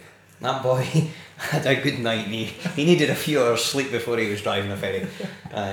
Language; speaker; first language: English; native; English